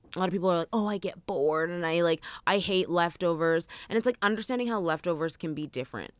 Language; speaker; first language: English; native; English